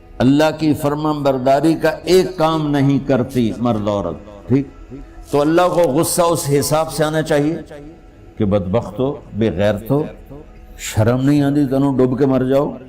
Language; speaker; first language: Urdu; non-native, local second language; Punjabi